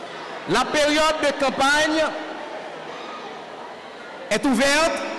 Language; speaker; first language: French; non-native, local second language; Haitian Creole